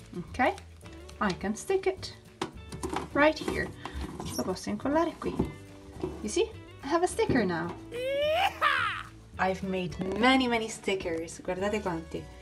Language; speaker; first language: English; non-native, fluent; Italian